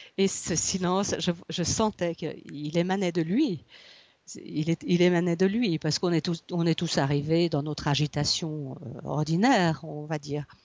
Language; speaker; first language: French; native; French